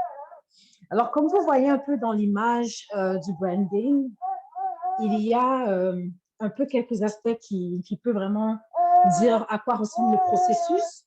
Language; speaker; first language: French; native; French